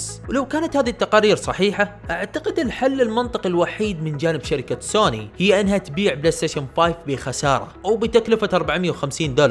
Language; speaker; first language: Arabic; native; Arabic